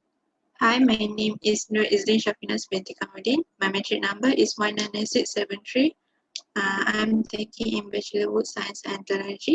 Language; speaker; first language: English; non-native, local second language; Malay